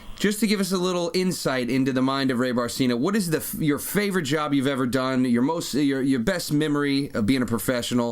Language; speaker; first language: English; native; English